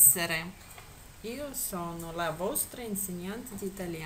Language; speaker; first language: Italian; non-native, fluent; Russian